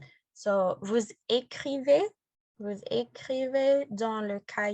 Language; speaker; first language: French; non-native, fluent; English